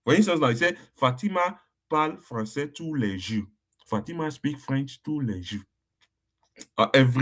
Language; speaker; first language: French; non-native, fluent; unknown